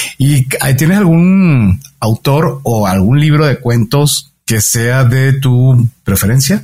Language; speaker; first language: Spanish; native; Spanish